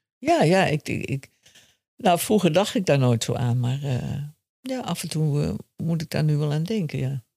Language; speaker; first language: Dutch; native; Dutch